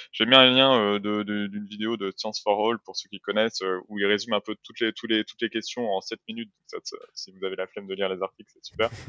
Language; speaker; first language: French; native; French